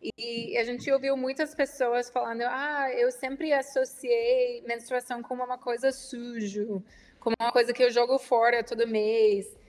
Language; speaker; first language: Portuguese; non-native, fluent; English